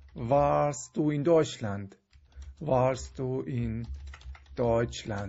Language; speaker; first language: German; non-native, fluent; Persian